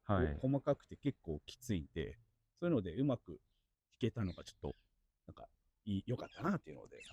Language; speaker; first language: Japanese; native; Japanese